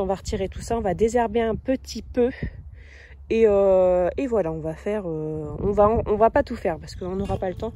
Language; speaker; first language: French; native; French